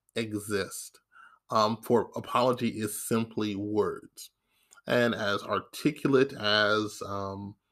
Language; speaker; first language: English; native; English